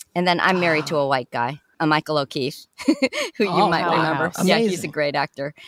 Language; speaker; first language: English; native; English